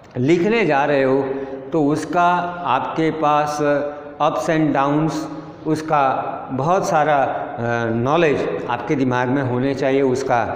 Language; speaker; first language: Hindi; non-native, local second language; Gujarati